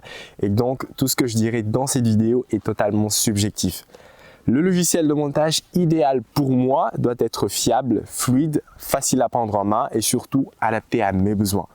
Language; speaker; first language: French; native; French